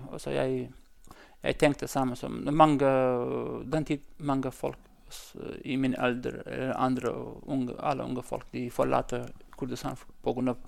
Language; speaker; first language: Norwegian; non-native, learner; Central Kurdish